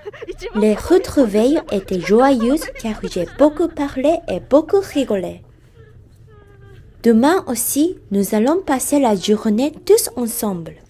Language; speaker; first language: French; non-native, fluent; Japanese